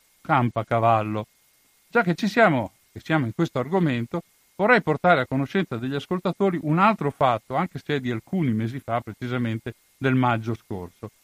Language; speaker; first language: Italian; native; Italian